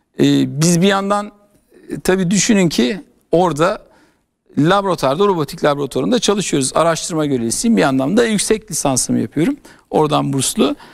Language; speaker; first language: Turkish; native; Turkish